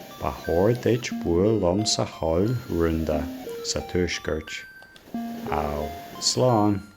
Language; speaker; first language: Irish; non-native, local second language; English